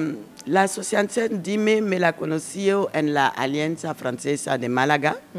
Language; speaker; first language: Spanish; non-native, learner; French